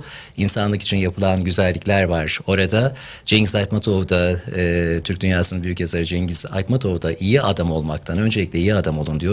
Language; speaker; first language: Turkish; native; Turkish